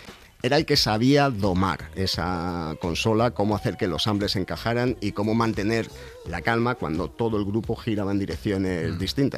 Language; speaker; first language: Spanish; native; Spanish